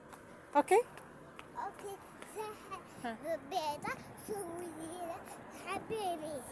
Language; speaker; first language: Arabic; non-native, learner; Amharic